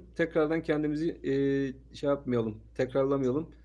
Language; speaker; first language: Turkish; native; Turkish